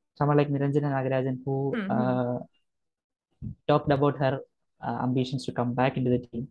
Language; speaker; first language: English; non-native, local second language; Malayalam